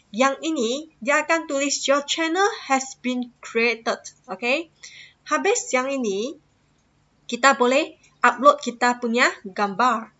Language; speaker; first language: Malay; non-native, local second language; Chinese